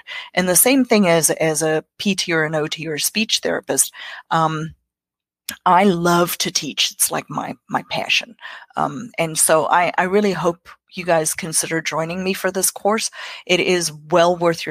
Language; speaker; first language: English; non-native, local second language; Afrikaans